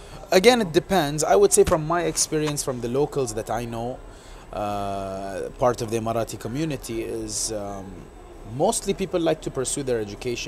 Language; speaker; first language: English; non-native, local second language; Arabic